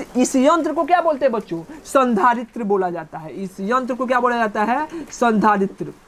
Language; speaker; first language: Hindi; native; Hindi